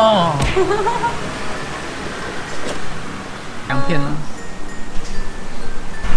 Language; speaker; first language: Chinese; native; Chinese